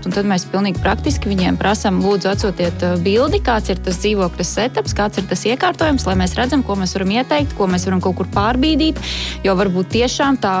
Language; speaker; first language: Latvian; native; Latvian